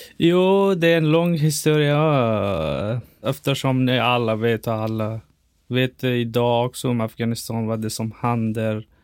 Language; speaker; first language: Swedish; non-native, fluent; Persian